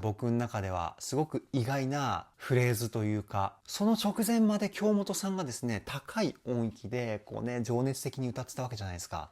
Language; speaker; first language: Japanese; native; Japanese